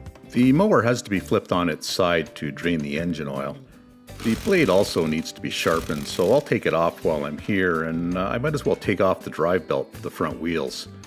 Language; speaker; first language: English; native; English